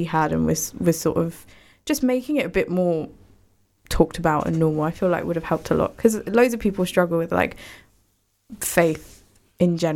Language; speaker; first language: English; native; English